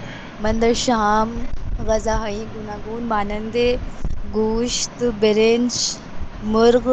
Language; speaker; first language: Persian; non-native, learner; Urdu